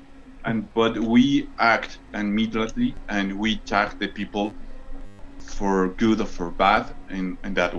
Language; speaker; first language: English; non-native, learner; Spanish